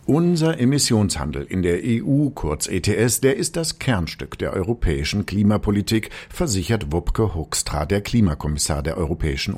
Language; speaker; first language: German; native; German